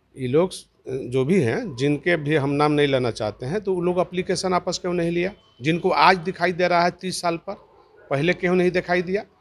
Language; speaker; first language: Hindi; native; Hindi